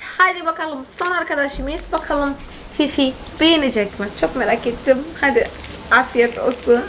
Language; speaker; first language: Turkish; non-native, fluent; Portuguese